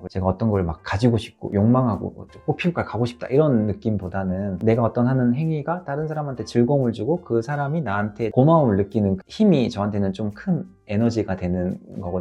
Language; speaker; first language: Korean; native; Korean